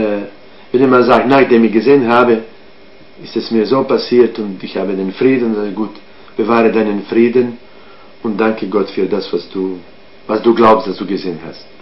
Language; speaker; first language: German; non-native, fluent; Croatian